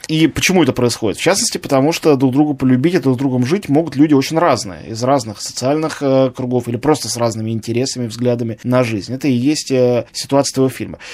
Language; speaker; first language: Russian; native; Russian